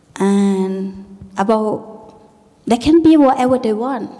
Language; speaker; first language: English; non-native, learner; Thai